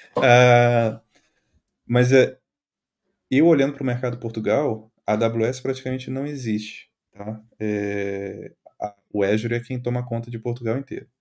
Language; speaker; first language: Portuguese; native; Portuguese